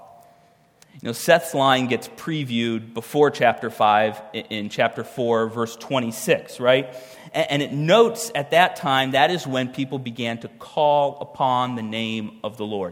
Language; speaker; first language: English; native; English